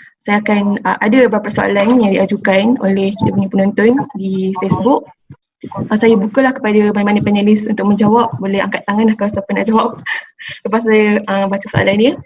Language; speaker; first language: Malay; native; Malay